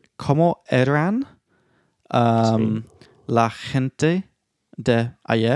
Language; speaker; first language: Spanish; non-native, learner; English